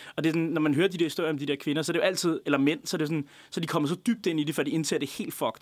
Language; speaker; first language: Danish; native; Danish